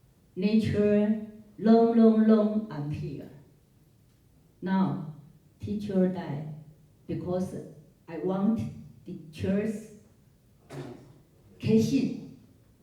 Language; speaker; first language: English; non-native, learner; Chinese